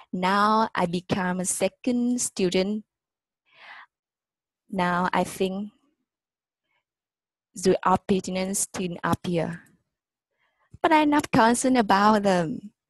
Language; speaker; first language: English; non-native, learner; Vietnamese